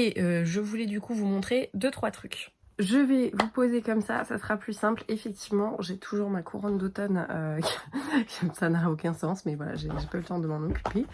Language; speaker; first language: French; native; French